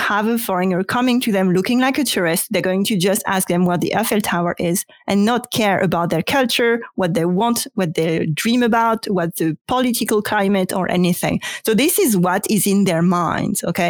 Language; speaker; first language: English; non-native, fluent; French